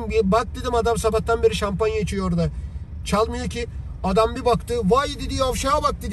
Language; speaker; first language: Turkish; native; Turkish